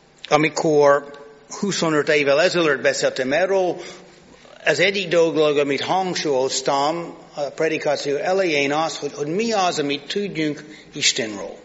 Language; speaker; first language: Hungarian; non-native, fluent; English